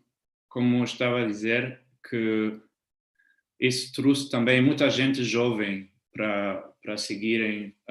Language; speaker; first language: Portuguese; non-native, fluent; German